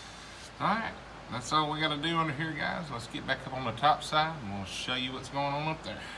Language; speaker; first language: English; native; English